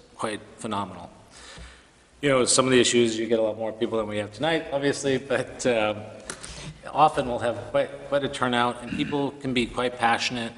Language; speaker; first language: English; native; English